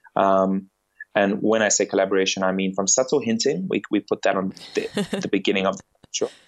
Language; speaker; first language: English; early bilingual, other home language; Bulgarian